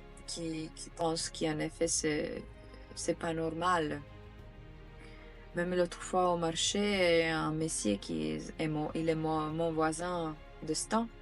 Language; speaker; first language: French; non-native, fluent; Italian